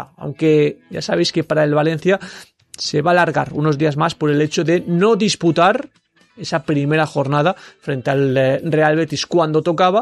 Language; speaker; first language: Spanish; native; Spanish